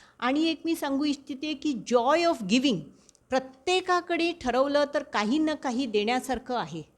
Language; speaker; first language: Marathi; non-native, local second language; Konkani